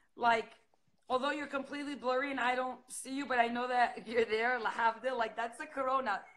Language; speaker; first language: English; native; English